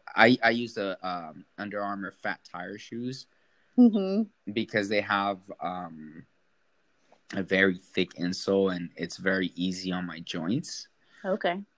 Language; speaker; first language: English; early bilingual, other home language; Spanish